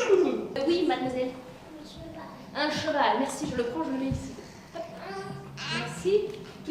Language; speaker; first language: French; native; French